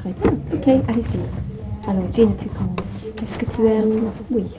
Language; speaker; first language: French; non-native, fluent; English